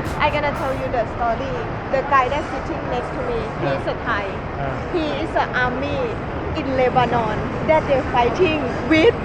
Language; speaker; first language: English; non-native, learner; Thai